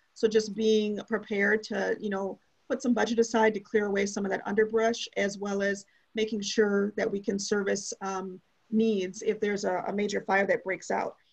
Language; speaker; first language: English; native; English